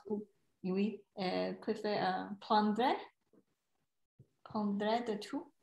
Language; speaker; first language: French; non-native, learner; Chinese